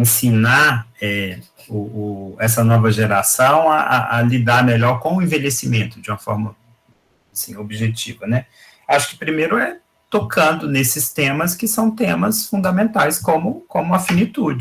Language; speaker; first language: Portuguese; native; Portuguese